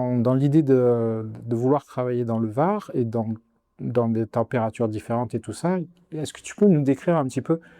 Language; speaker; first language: French; native; French